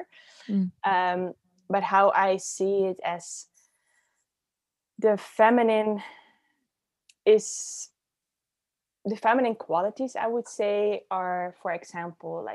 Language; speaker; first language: English; non-native, fluent; Dutch